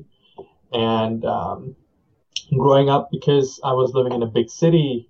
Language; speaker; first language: English; non-native, local second language; Punjabi